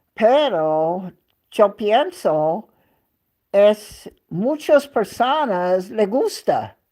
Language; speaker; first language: Spanish; non-native, learner; English